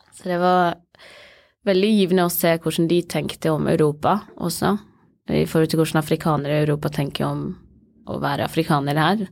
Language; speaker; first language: Norwegian; early bilingual, other home language; Somali